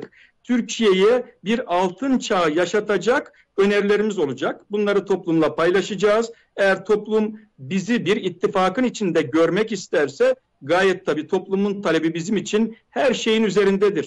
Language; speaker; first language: Turkish; native; Turkish